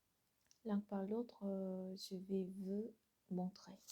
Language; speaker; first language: French; non-native, learner; Korean